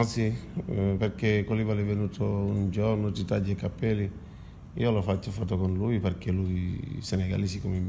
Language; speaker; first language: Italian; non-native, learner; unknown